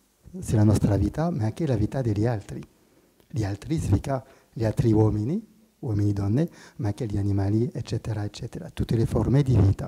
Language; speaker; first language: Italian; non-native, fluent; French